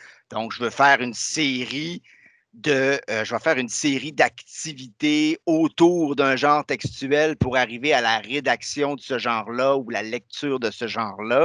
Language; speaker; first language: French; native; French